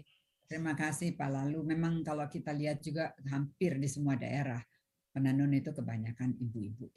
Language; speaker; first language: Indonesian; native; Indonesian